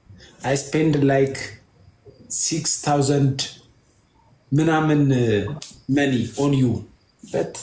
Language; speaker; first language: English; non-native, learner; Amharic